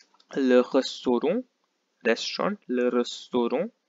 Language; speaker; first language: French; non-native, fluent; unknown